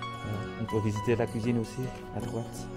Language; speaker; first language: French; non-native, fluent; Vietnamese